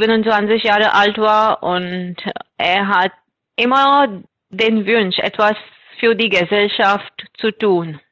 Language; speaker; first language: German; non-native, fluent; Marathi